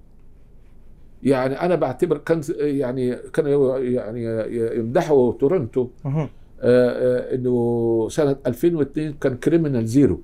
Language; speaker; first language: Arabic; native; Arabic